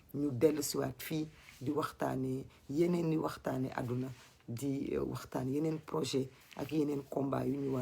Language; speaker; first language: Wolof; non-native, local second language; Fula